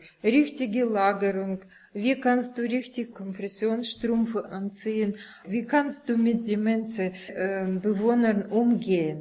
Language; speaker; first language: German; non-native, learner; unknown